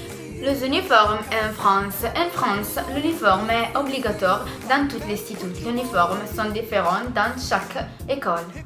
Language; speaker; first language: French; non-native, learner; Italian